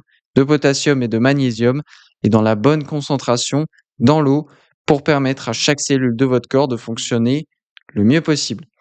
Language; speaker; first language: French; native; French